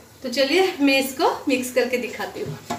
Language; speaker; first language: Hindi; non-native, local second language; Bangla